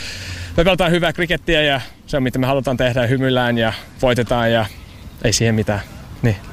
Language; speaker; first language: Finnish; non-native, fluent; English